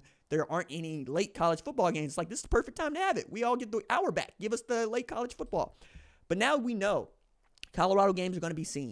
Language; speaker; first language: English; native; English